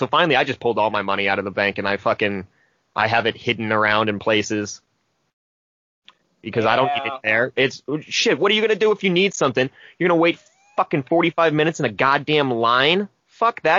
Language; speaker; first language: English; native; English